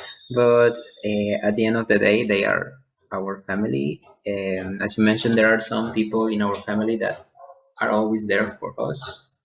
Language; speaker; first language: English; non-native, fluent; Spanish